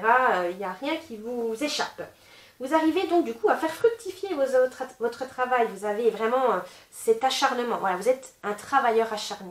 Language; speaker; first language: French; native; French